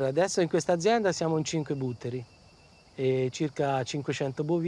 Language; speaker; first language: Italian; native; Italian